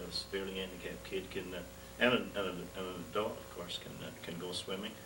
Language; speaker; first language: English; native; English